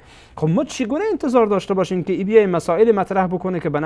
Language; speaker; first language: Persian; native; Persian